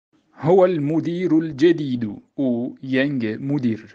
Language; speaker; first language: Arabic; non-native, learner; Uzbek